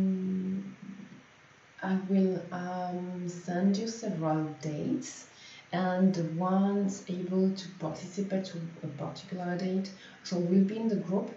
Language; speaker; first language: English; non-native, fluent; French